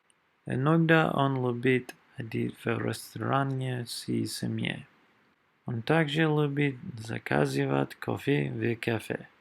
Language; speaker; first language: Russian; non-native, learner; English